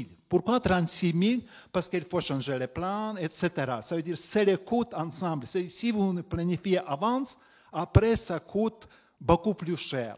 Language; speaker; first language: French; non-native, fluent; Latvian